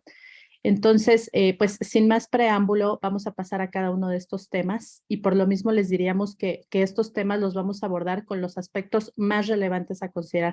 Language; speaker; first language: Spanish; native; Spanish